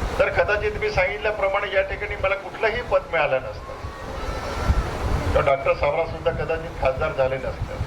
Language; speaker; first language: Marathi; non-native, local second language; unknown